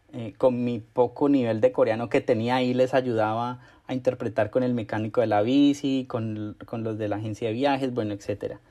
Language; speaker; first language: Spanish; native; Spanish